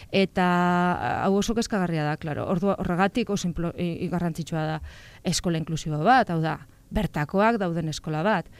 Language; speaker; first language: Basque; non-native, local second language; Spanish